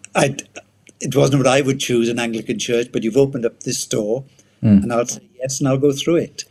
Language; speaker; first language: English; native; English